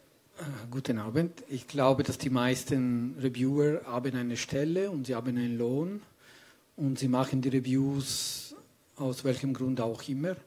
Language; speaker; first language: German; non-native, fluent; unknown